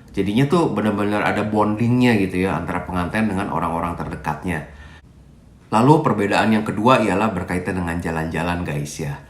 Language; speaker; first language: Indonesian; native; Indonesian